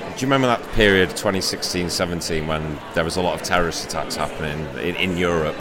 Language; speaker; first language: English; native; English